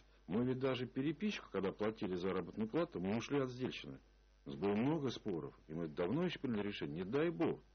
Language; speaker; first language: Russian; native; Russian